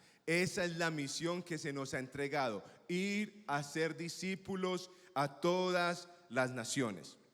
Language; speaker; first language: Spanish; native; Spanish